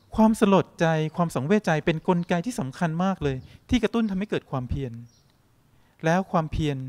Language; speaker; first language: Thai; native; Thai